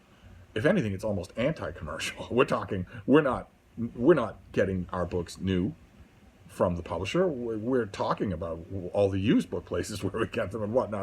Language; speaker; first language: English; native; English